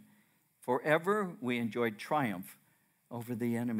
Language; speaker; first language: English; native; English